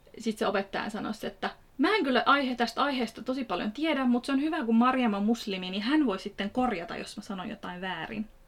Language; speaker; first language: Finnish; early bilingual, other home language; Kurdish